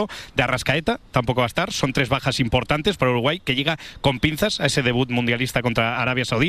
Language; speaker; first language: Spanish; native; Spanish